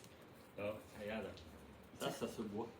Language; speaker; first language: French; native; French